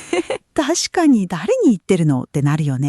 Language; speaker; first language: Japanese; native; Japanese